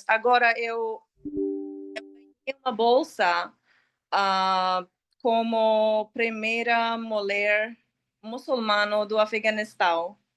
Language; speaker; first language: Portuguese; non-native, learner; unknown